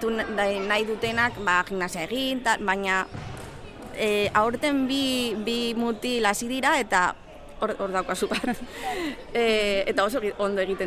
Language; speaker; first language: Basque; non-native, local second language; Spanish